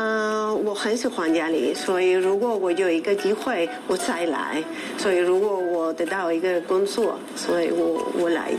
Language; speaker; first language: Chinese; non-native, fluent; Spanish